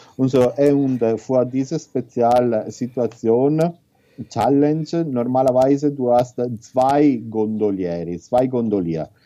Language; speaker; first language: German; non-native, learner; Italian